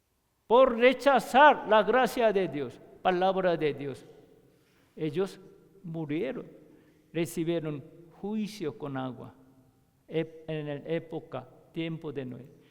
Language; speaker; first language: Spanish; non-native, learner; Korean